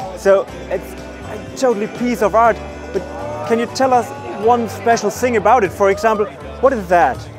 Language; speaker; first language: English; non-native, fluent; German